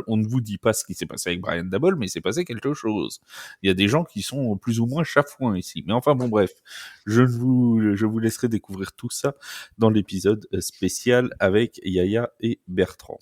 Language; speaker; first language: French; native; French